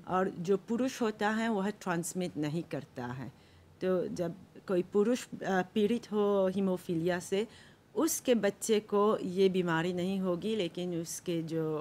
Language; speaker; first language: Hindi; non-native, local second language; Morisyen